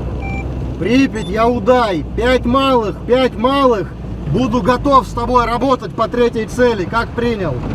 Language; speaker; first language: Russian; native; Russian